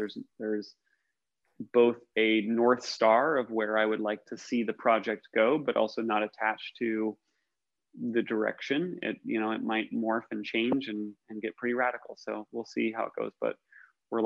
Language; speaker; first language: English; native; English